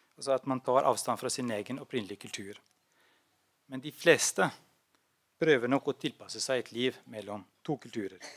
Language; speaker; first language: Norwegian; non-native, fluent; Albanian